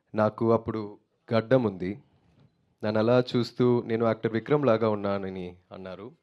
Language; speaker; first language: Telugu; non-native, learner; Tamil